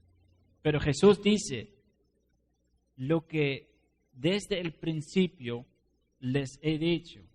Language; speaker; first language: Spanish; non-native, fluent; Dutch